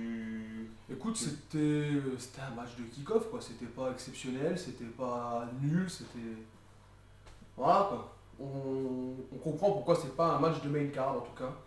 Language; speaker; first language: French; native; French